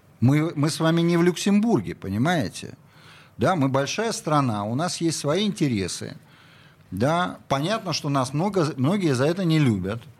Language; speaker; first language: Russian; native; Russian